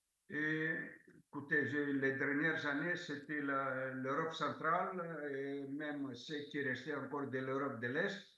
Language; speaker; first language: French; non-native, fluent; Greek